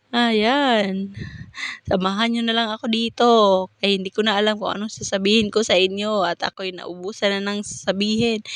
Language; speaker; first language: Filipino; non-native, local second language; Cebuano